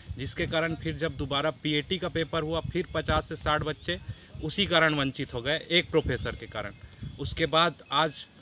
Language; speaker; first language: Hindi; native; Hindi